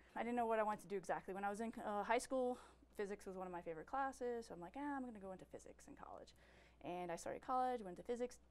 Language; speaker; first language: English; native; English